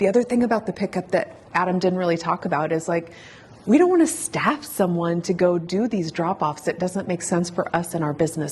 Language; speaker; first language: English; native; English